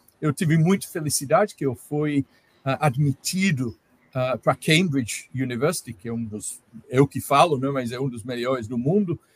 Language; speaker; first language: Portuguese; non-native, fluent; English